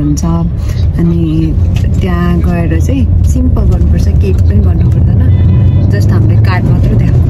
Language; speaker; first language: Korean; non-native, learner; Nepali